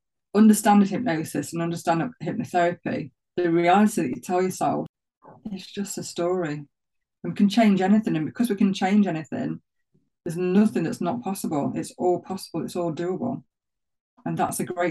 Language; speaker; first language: English; native; English